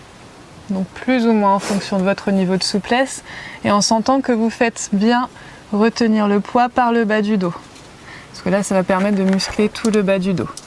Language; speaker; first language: French; native; French